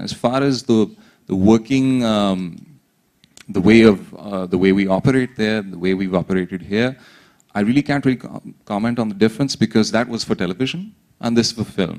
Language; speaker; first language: English; non-native, local second language; Urdu